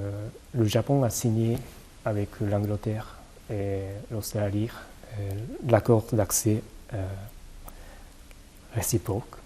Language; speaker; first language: French; non-native, fluent; Japanese